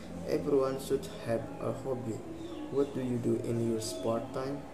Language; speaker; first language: English; non-native, learner; Indonesian